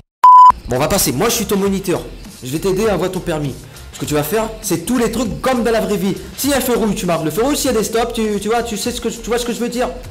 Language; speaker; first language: French; native; French